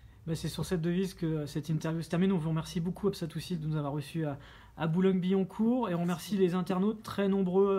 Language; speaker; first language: French; native; French